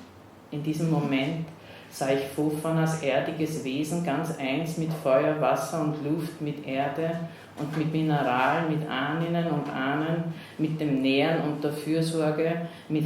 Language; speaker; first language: German; native; German